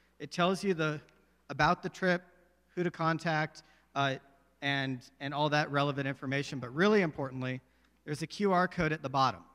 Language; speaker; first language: English; native; English